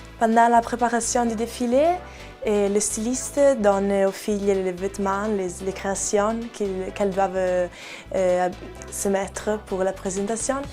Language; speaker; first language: French; non-native, local second language; Italian